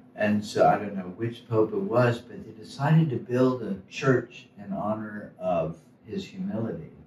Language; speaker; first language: English; native; English